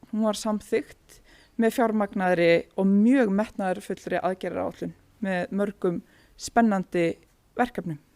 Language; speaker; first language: Icelandic; native; Icelandic